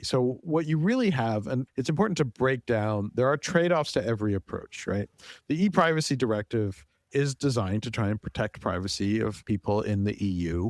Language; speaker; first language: English; native; English